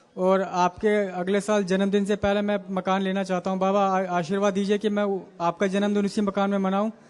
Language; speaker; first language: Hindi; native; Hindi